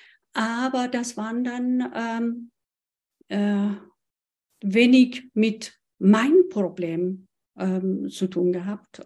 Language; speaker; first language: German; non-native, fluent; Persian